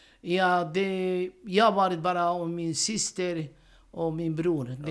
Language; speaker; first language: Swedish; non-native, learner; Romany